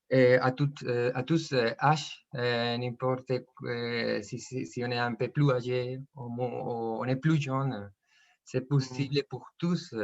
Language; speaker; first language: French; non-native, fluent; Spanish